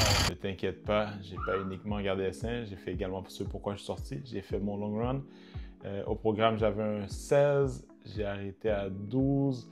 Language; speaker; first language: French; native; French